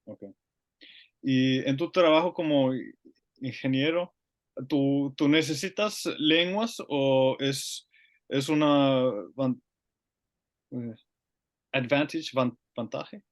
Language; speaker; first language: Spanish; non-native, learner; Finnish